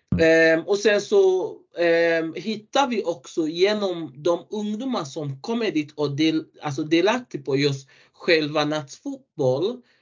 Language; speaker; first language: Swedish; non-native, fluent; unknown